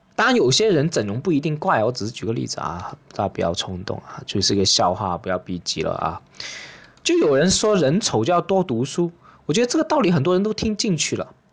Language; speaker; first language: Chinese; native; Chinese